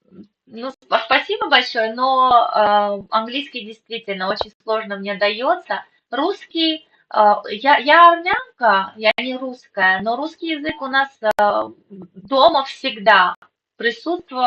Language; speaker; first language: Russian; non-native, local second language; Armenian